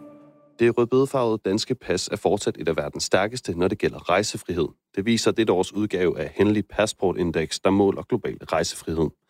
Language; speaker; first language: Danish; native; Danish